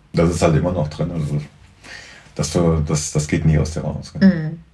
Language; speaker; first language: German; native; German